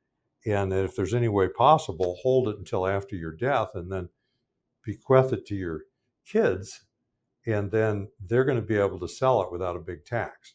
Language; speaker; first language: English; native; English